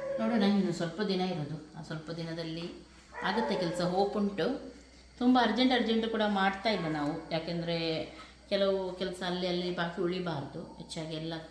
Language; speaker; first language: Kannada; non-native, local second language; Konkani